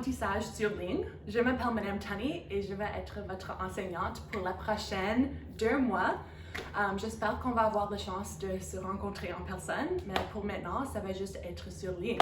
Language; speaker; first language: French; non-native, local second language; English